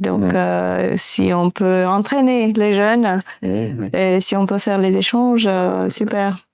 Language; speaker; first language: French; non-native, fluent; Romanian